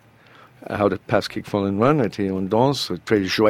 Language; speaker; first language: French; non-native, learner; English